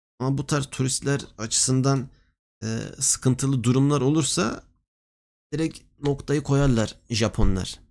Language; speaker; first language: Turkish; native; Turkish